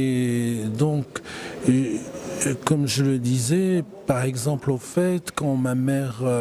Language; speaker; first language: French; non-native, local second language; Arabic